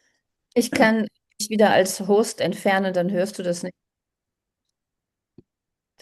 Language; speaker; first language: German; native; German